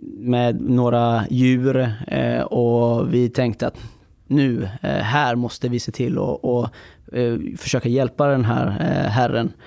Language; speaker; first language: Swedish; early bilingual, other home language; Persian